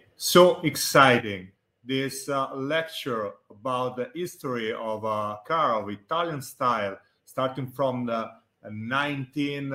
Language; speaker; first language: English; non-native, fluent; Italian